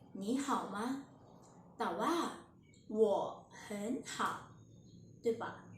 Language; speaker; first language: Chinese; non-native, fluent; Thai